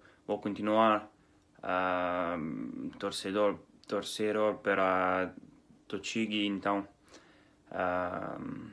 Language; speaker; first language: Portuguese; non-native, learner; Slovenian